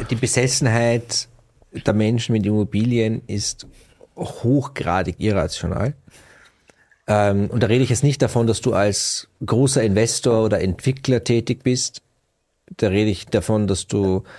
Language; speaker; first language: German; native; German